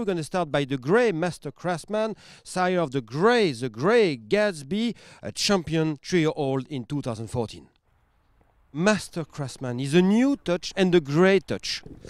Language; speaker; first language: English; non-native, fluent; French